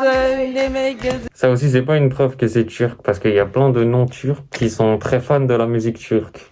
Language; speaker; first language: French; native; French